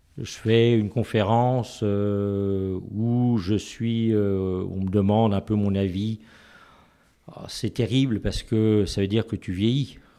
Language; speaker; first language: French; native; French